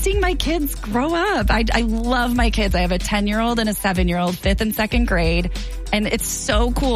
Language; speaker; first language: English; native; English